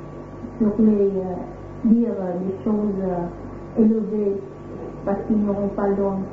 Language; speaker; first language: French; non-native, fluent; Vietnamese